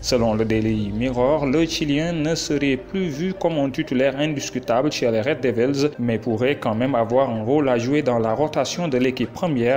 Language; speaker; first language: French; non-native, local second language; Wolof